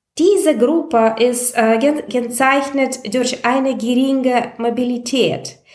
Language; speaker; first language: German; non-native, fluent; Russian